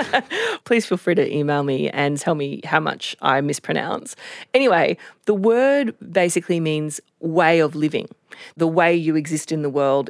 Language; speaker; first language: English; native; English